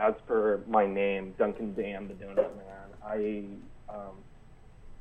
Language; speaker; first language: English; native; English